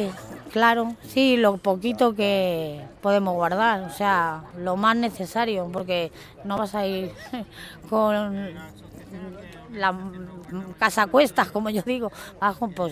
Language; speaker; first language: Spanish; native; Spanish